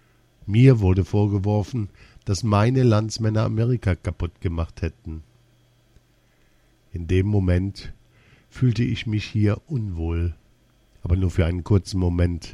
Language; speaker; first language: German; early bilingual, other home language; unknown